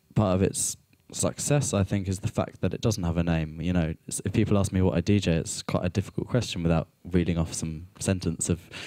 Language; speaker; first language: English; native; English